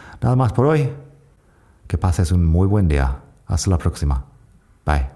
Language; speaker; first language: Spanish; non-native, fluent; English